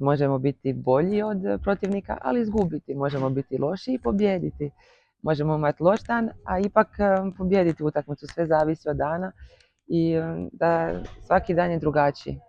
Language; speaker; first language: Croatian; early bilingual, heritage; Croatian